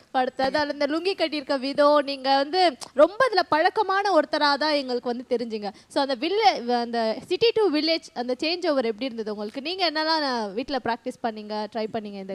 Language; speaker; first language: Tamil; native; Tamil